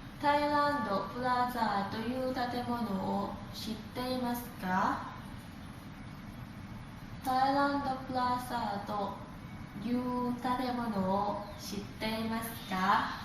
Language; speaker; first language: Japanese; non-native, fluent; Thai